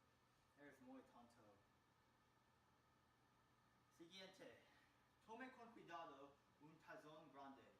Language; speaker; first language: Spanish; non-native, learner; English